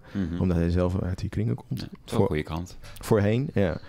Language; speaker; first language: Dutch; native; Dutch